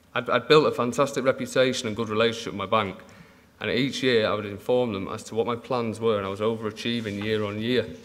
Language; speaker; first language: English; native; English